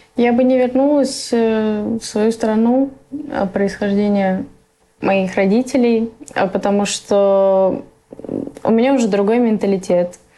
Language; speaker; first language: Russian; early bilingual, other home language; Persian